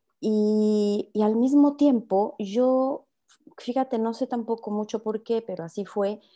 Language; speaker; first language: Spanish; native; Spanish